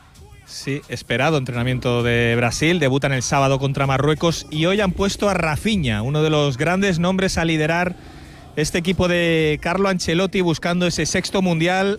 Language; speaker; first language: Spanish; native; Spanish